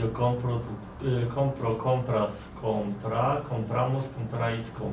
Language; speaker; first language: Spanish; non-native, learner; Polish